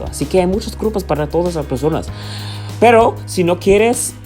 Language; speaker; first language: Spanish; non-native, learner; English